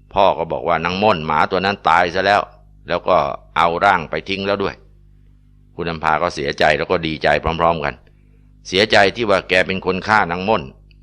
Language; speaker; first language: Thai; native; Thai